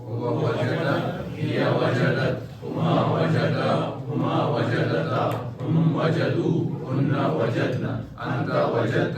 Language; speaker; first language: Arabic; non-native, learner; Urdu